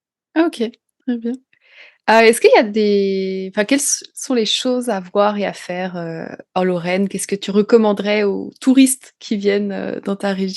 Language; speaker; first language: French; native; French